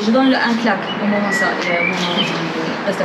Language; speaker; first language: French; non-native, learner; Arabic